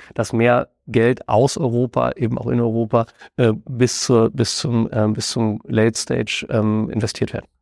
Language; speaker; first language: German; native; German